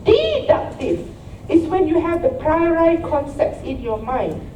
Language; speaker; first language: English; non-native, local second language; Malay